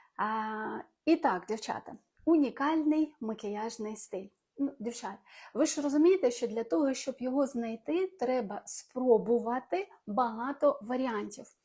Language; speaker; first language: Ukrainian; non-native, local second language; Russian